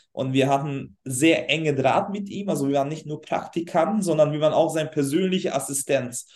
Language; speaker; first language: German; non-native, fluent; Hungarian